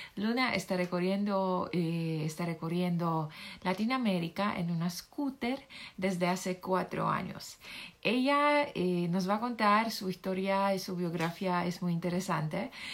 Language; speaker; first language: Spanish; non-native, fluent; Polish